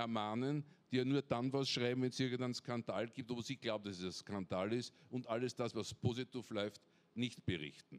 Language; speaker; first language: German; native; German